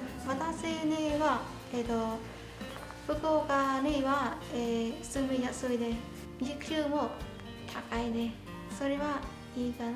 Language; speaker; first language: Japanese; non-native, learner; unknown